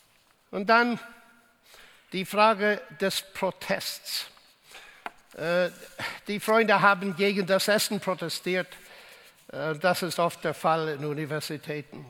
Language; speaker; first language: German; non-native, fluent; English